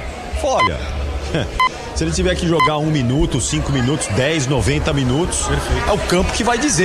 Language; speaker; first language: Portuguese; native; Portuguese